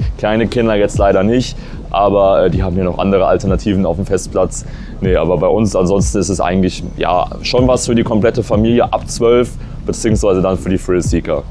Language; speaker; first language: German; native; German